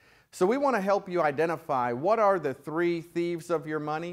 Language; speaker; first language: English; native; English